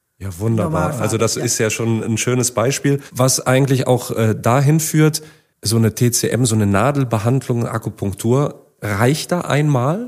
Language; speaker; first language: German; native; German